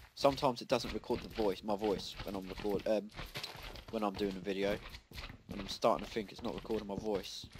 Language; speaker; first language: English; native; English